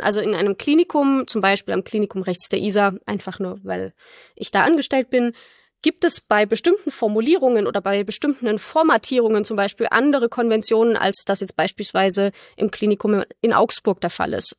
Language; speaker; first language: German; native; German